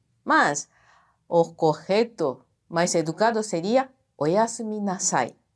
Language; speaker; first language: Portuguese; non-native, fluent; Japanese